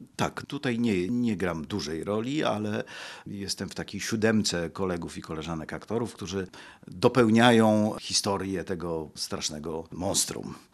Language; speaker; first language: Polish; native; Polish